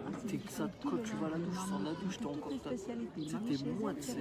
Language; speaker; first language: French; native; French